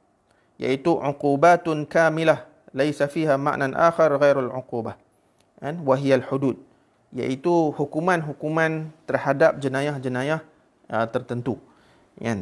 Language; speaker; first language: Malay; native; Malay